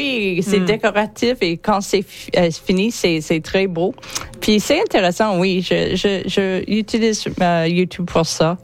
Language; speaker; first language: French; non-native, learner; English